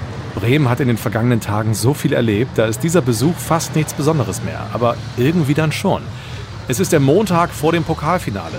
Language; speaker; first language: German; native; German